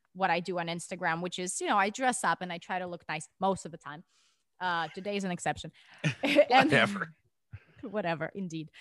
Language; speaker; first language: English; non-native, fluent; Russian